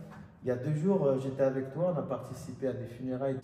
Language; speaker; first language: French; native; French